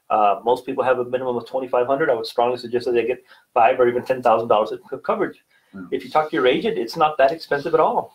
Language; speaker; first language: English; native; English